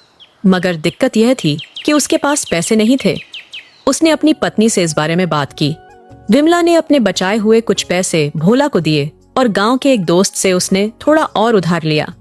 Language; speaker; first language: Hindi; native; Hindi